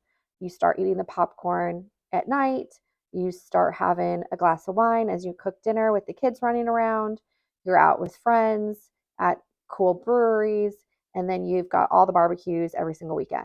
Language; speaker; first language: English; native; English